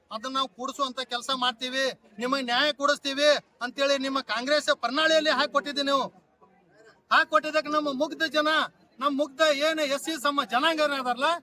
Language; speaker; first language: Kannada; non-native, local second language; Lambadi